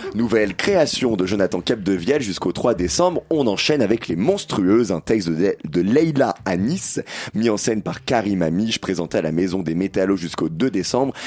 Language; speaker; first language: French; native; French